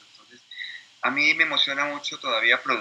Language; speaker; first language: Spanish; native; Spanish